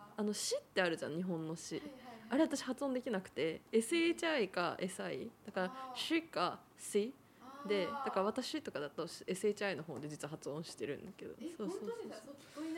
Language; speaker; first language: Japanese; native; Japanese